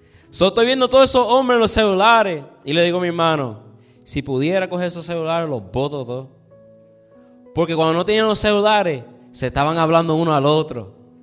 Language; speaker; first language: Spanish; early bilingual, heritage; Spanish